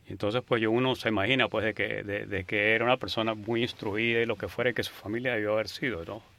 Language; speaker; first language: Spanish; native; Spanish